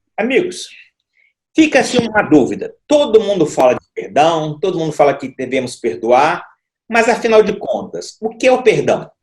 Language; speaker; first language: Portuguese; native; Portuguese